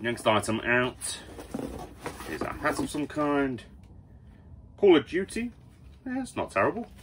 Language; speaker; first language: English; native; English